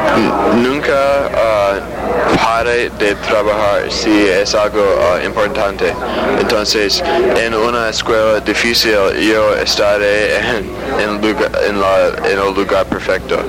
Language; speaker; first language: Spanish; non-native, learner; English